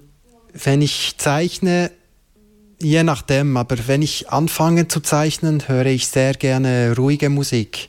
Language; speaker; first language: German; non-native, local second language; French